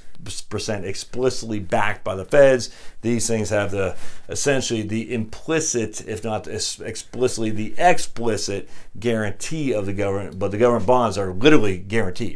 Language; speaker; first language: English; native; English